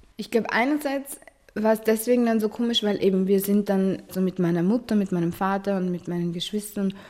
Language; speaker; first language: German; early bilingual, other home language; Arabic